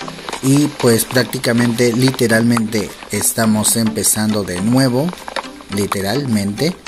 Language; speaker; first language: Spanish; native; Spanish